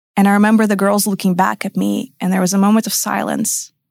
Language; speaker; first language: English; non-native, fluent; Russian